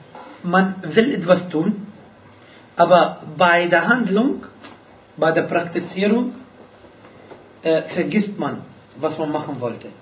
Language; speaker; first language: German; non-native, fluent; Arabic